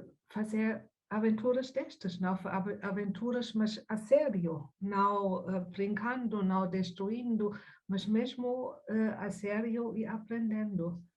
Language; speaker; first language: Portuguese; non-native, fluent; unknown